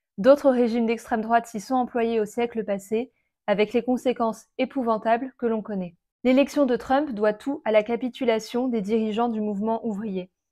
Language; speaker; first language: French; native; French